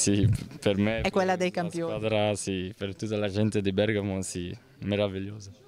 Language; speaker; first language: Italian; non-native, learner; Dutch